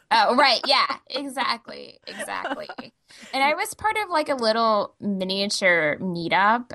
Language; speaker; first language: English; native; English